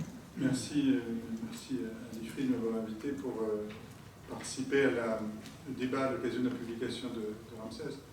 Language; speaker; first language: French; native; French